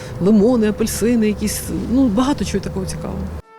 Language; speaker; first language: Ukrainian; native; Ukrainian